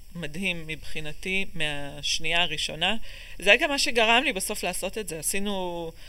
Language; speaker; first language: Hebrew; native; Hebrew